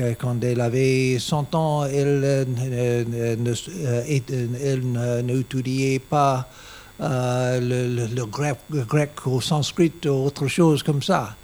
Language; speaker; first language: French; non-native, learner; English